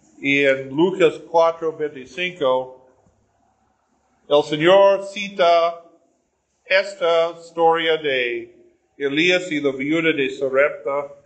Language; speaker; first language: Spanish; non-native, learner; English